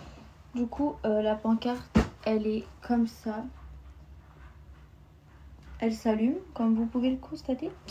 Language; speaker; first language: French; native; French